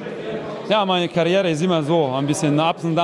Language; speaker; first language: German; non-native, learner; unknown